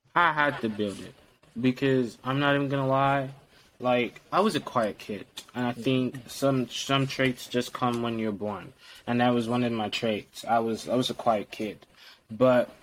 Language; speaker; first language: English; non-native, local second language; Yoruba